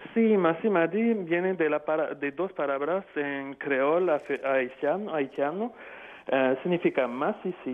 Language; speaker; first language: Spanish; non-native, fluent; French